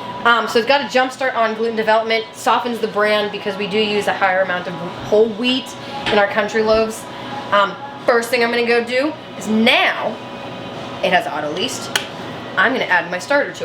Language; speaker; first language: English; native; English